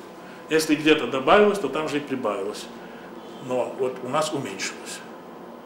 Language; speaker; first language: Russian; native; Russian